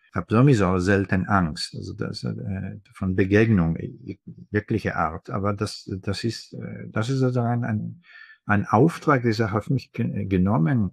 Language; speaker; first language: German; non-native, fluent; Hebrew